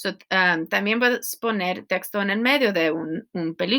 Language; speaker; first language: Spanish; non-native, learner; English